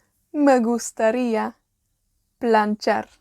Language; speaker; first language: Spanish; non-native, fluent; Welsh